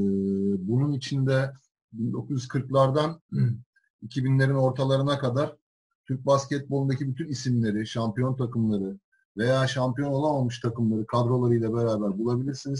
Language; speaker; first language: Turkish; native; Turkish